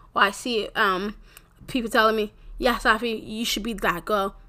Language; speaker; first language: English; early bilingual, other home language; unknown